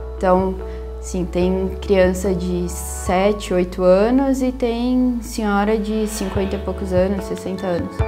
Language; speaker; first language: Portuguese; native; Portuguese